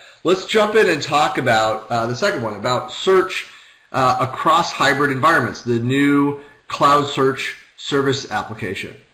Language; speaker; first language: English; native; English